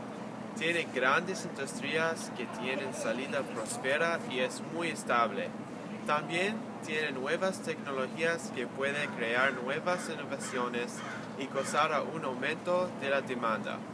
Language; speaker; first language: Spanish; non-native, learner; English